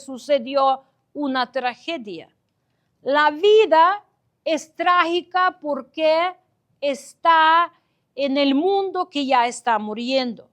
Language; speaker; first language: Spanish; non-native, fluent; Ukrainian